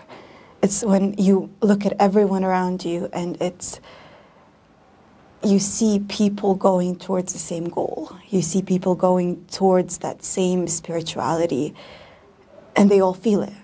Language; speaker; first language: English; non-native, fluent; Bosnian